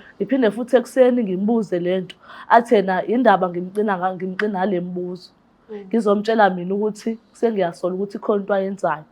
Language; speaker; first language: Zulu; native; Zulu